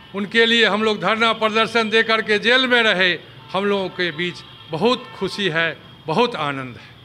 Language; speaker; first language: Hindi; native; Hindi